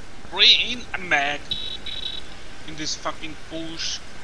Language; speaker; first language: English; non-native, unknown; German